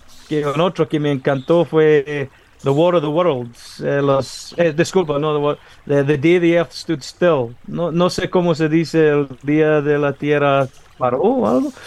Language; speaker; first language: Spanish; non-native, fluent; English